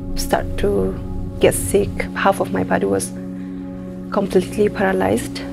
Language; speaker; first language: English; non-native, fluent; Tigrinya